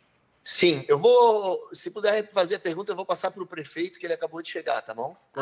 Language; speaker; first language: Portuguese; native; Portuguese